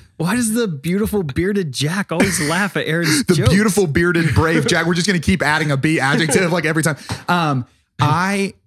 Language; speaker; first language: English; native; English